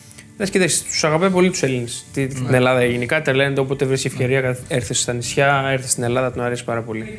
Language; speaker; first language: Greek; native; Greek